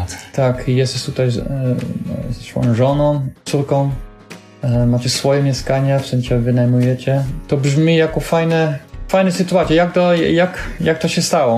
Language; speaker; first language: Polish; non-native, learner; Dutch